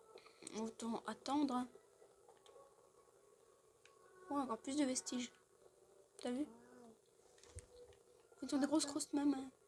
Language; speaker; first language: French; native; French